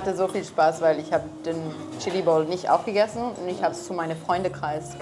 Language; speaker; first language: German; non-native, fluent; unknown